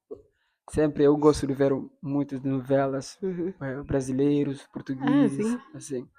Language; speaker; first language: Portuguese; non-native, local second language; Fula